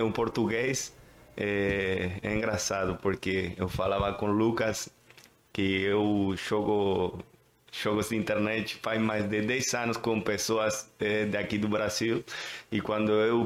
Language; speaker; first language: Portuguese; non-native, fluent; Spanish